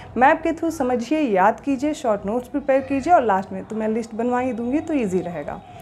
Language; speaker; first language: Hindi; native; Hindi